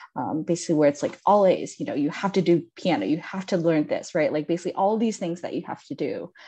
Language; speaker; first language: English; native; English